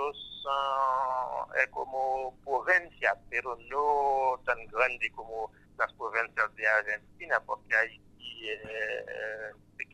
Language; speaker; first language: Spanish; non-native, fluent; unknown